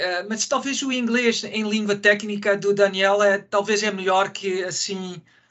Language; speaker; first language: Portuguese; non-native, learner; Dutch